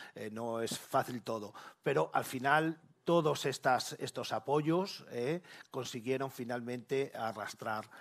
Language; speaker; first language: Spanish; native; Spanish